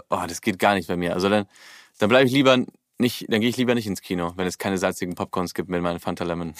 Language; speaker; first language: German; early bilingual, heritage; German